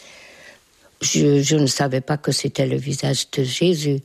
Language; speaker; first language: French; non-native, fluent; Hungarian